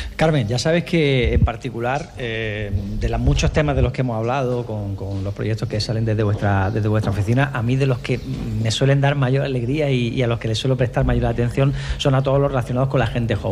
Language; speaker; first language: Spanish; native; Spanish